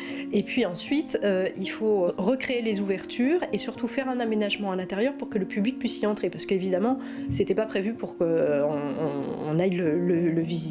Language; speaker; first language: French; native; French